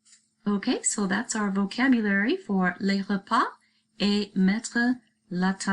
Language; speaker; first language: French; non-native, fluent; English